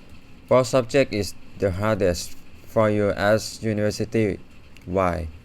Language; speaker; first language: English; non-native, learner; Thai